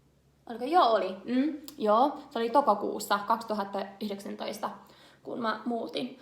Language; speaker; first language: Finnish; non-native, learner; English